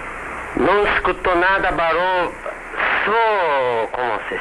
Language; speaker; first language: Portuguese; non-native, learner; Japanese